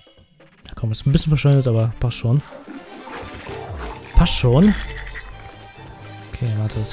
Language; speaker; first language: German; native; German